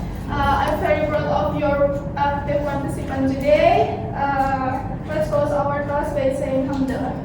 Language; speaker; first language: English; non-native, learner; Indonesian